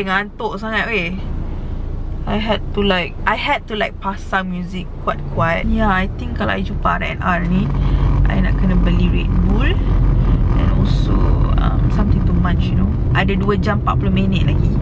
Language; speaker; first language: English; non-native, local second language; Malay